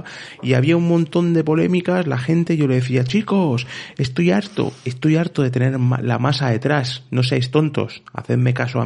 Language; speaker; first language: Spanish; native; Spanish